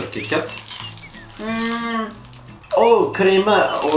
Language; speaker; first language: Spanish; non-native, learner; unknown